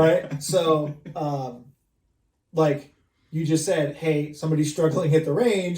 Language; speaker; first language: English; native; English